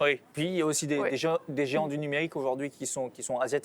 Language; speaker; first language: French; native; French